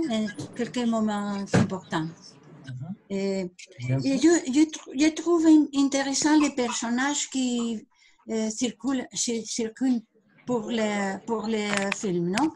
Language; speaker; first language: French; non-native, learner; Spanish